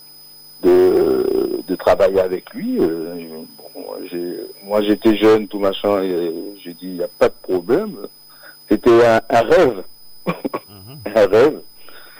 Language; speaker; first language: French; native; French